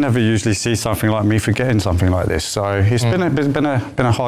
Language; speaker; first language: English; native; English